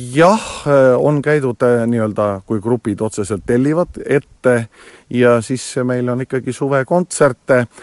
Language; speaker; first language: Estonian; native; Estonian